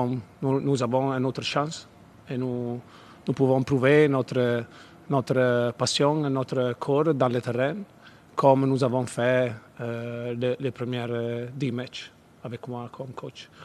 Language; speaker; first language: French; non-native, fluent; Italian